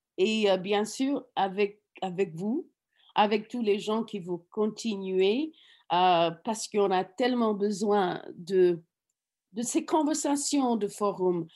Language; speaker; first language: French; non-native, fluent; English